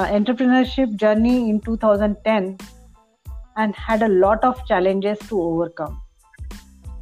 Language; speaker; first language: English; non-native, local second language; Marathi